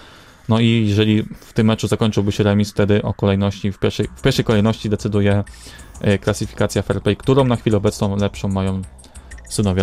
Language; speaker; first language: Polish; native; Polish